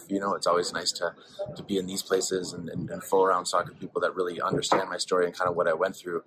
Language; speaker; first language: English; native; English